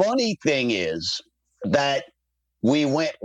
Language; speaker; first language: English; native; English